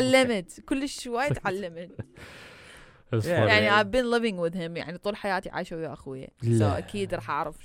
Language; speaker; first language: Arabic; early bilingual, heritage; Arabic